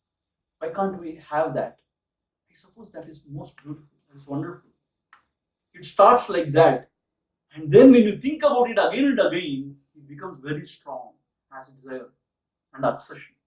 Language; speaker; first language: English; non-native, local second language; Tamil